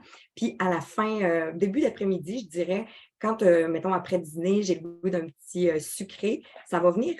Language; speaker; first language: French; native; French